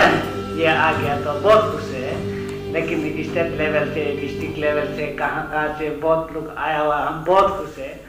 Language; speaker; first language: Hindi; non-native, local second language; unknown